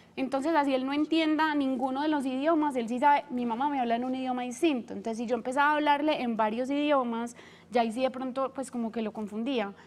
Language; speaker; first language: Spanish; native; Spanish